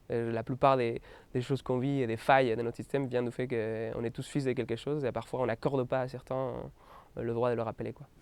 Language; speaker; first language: French; non-native, fluent; Spanish